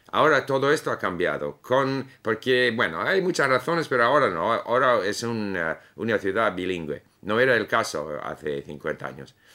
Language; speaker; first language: Spanish; non-native, fluent; English